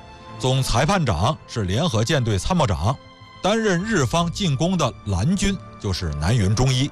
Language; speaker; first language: Chinese; native; Chinese